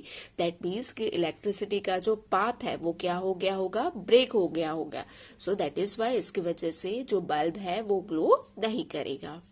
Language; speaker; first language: Hindi; non-native, local second language; Gujarati